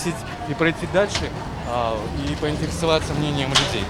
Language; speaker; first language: Russian; native; Russian